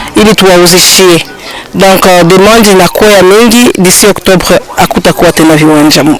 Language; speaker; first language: Swahili; native; Swahili